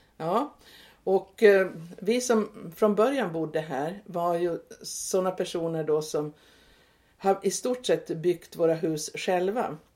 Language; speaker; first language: Swedish; native; Swedish